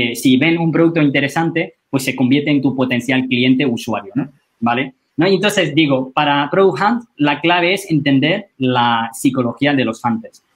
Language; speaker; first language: Spanish; non-native, fluent; Chinese